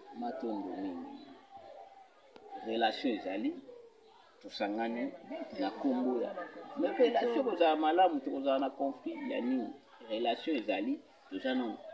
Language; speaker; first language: Lingala; non-native, local second language; Kongo